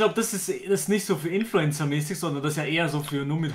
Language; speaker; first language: German; native; German